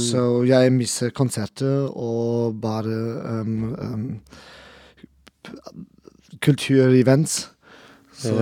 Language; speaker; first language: Norwegian; non-native, learner; German